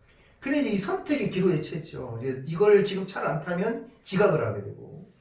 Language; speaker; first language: Korean; native; Korean